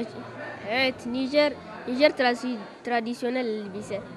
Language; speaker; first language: Turkish; non-native, fluent; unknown